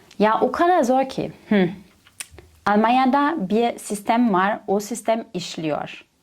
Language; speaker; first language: Turkish; non-native, fluent; German